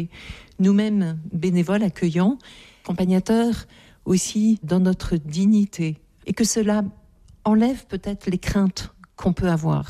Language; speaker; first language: French; native; French